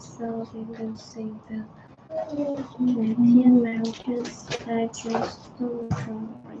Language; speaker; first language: English; non-native, learner; Chinese